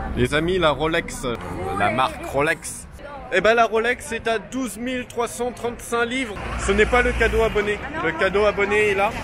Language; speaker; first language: French; native; French